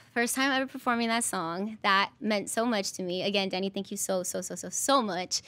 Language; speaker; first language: English; native; English